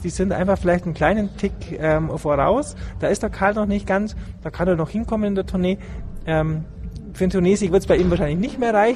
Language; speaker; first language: German; native; German